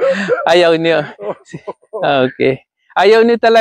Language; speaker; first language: Filipino; non-native, learner; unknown